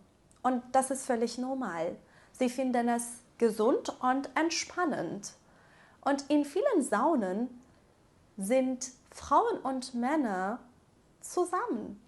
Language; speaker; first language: German; non-native, fluent; Persian